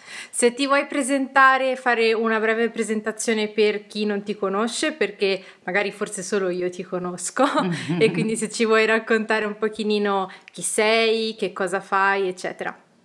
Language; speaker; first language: Italian; native; Italian